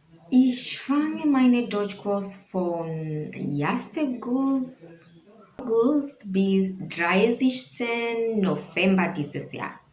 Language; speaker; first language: German; non-native, learner; Swahili